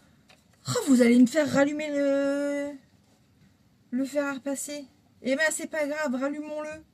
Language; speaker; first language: French; native; French